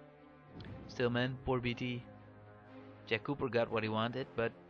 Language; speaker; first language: English; non-native, fluent; Dutch